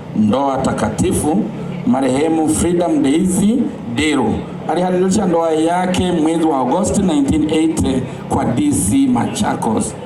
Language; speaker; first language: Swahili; non-native, local second language; Luyia